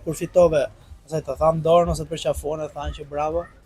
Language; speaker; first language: Albanian; native; Albanian